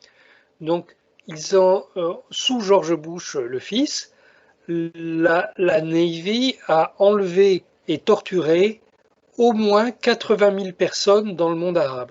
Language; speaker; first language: French; native; French